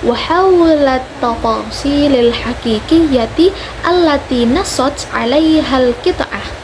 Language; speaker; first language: Arabic; non-native, learner; Indonesian